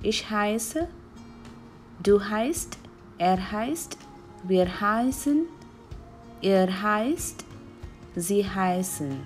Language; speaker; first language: German; non-native, fluent; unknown